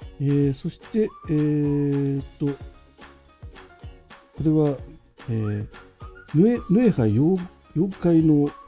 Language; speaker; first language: Japanese; native; Japanese